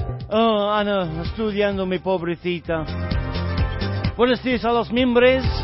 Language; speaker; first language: Spanish; non-native, fluent; English